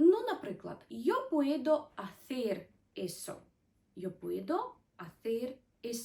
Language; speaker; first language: Spanish; non-native, fluent; Ukrainian